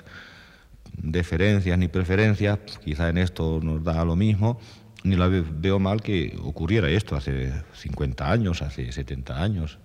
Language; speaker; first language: Spanish; native; Spanish